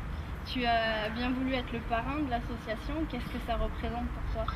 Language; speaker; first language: French; native; French